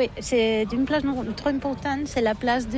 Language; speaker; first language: French; non-native, learner; Catalan